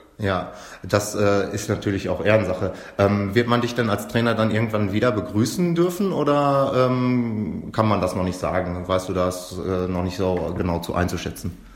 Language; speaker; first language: German; native; German